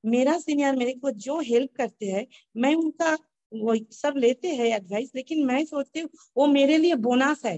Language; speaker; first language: Hindi; non-native, local second language; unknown